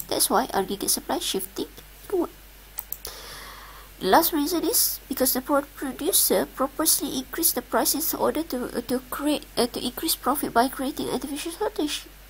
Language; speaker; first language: English; non-native, local second language; Malay